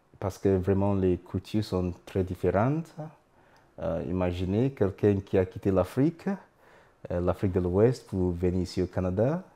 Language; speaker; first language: French; non-native, fluent; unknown